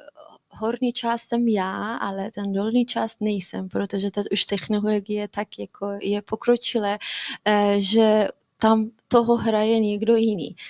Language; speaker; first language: Czech; non-native, fluent; Persian